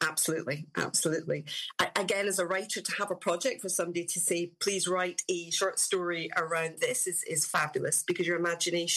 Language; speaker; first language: English; native; English